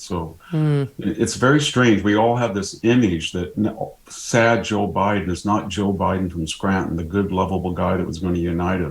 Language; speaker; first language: English; native; English